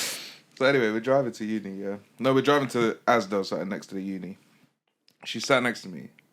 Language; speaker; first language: English; native; English